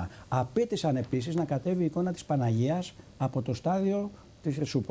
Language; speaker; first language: Greek; native; Greek